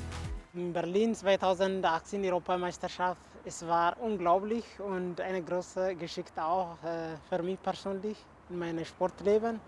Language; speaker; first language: German; non-native, fluent; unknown